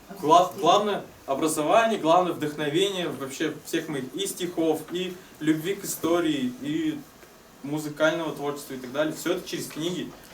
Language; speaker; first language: Russian; native; Russian